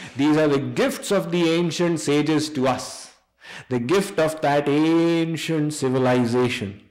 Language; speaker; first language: English; non-native, local second language; Hindi